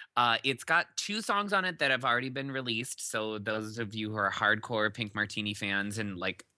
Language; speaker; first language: English; native; English